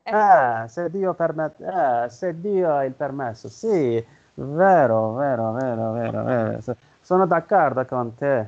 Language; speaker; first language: Italian; non-native, learner; Turkish